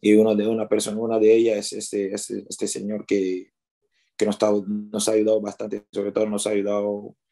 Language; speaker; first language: Spanish; early bilingual, other home language; French